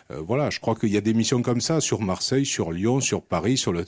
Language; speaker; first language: French; native; French